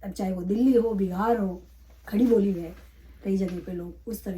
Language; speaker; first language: Hindi; non-native, local second language; Malayalam